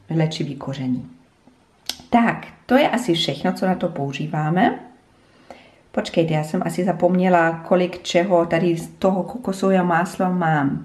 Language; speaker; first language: Czech; non-native, fluent; German